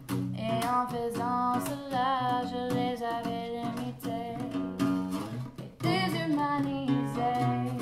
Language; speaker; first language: French; non-native, learner; English